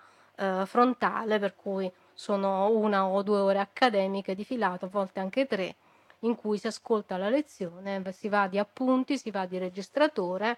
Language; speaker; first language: Italian; native; Italian